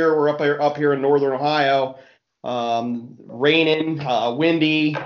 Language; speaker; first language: English; native; English